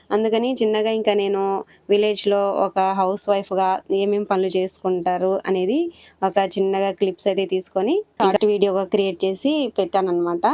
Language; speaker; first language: Telugu; non-native, local second language; Lambadi